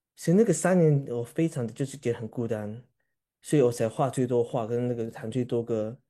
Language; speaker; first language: Chinese; early bilingual, heritage; Chinese